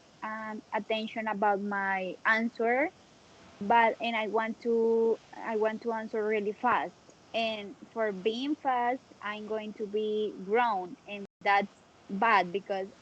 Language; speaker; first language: English; non-native, learner; Spanish